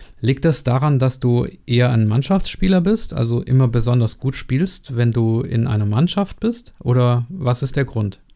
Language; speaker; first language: German; non-native, learner; Czech